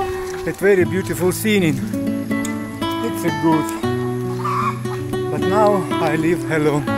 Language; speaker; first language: English; non-native, learner; Russian